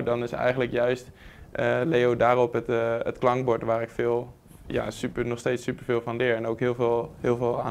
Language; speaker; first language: Dutch; native; Dutch